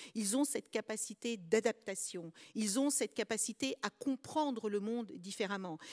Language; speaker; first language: French; early bilingual, other home language; Kabuverdianu